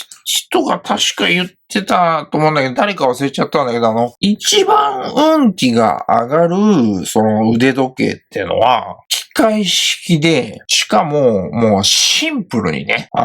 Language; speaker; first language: Japanese; native; Japanese